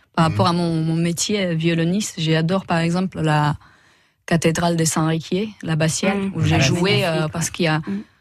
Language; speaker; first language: French; non-native, fluent; Romanian